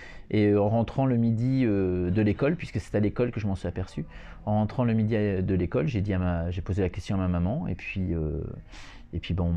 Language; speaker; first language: French; native; French